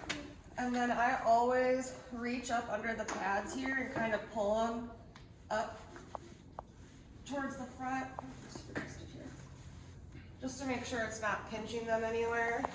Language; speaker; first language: English; native; English